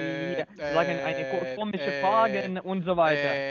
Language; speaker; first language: German; non-native, learner; Croatian